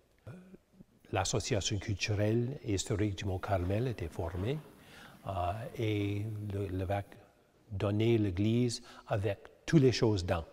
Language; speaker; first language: French; early bilingual, heritage; English